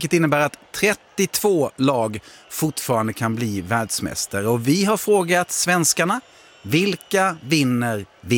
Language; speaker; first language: Swedish; native; Swedish